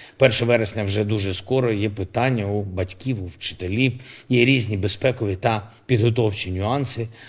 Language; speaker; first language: Ukrainian; non-native, local second language; Russian